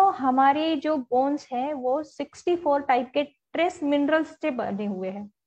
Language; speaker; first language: Hindi; non-native, local second language; Marathi